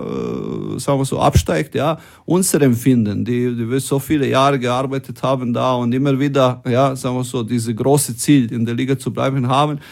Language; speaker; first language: German; non-native, fluent; Croatian